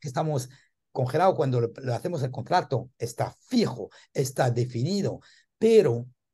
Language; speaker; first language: Spanish; non-native, learner; French